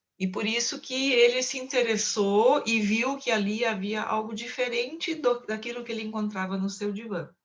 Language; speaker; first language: Portuguese; non-native, local second language; German